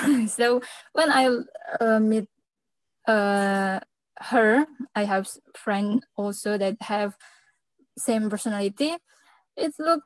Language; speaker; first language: English; non-native, learner; Indonesian